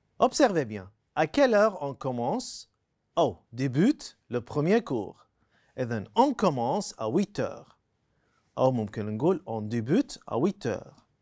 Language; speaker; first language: French; non-native, fluent; Arabic